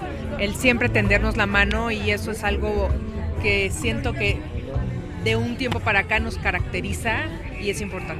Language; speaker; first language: Spanish; native; Spanish